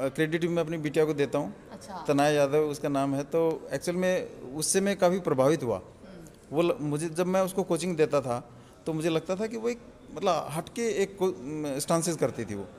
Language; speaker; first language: Hindi; native; Hindi